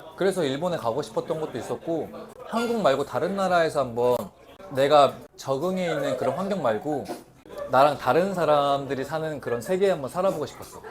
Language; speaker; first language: Korean; native; Korean